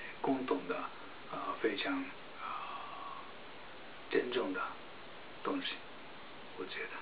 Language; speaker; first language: Chinese; non-native, fluent; Japanese